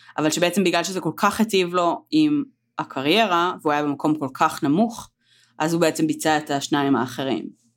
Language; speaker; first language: Hebrew; native; Hebrew